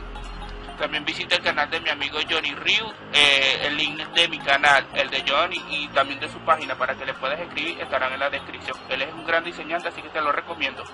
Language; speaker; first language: Spanish; native; Spanish